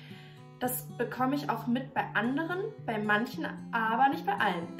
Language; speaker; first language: German; native; German